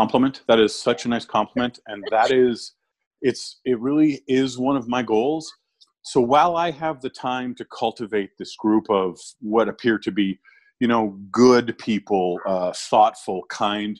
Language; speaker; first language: English; native; English